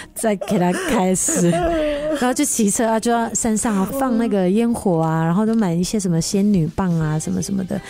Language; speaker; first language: Chinese; native; Chinese